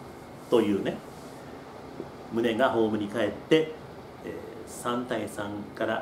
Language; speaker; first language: Japanese; native; Japanese